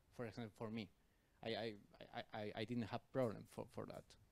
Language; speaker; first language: English; non-native, learner; Spanish